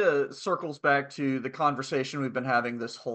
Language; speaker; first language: English; native; English